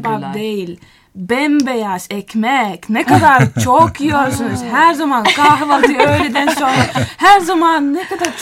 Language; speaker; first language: Turkish; non-native, learner; Finnish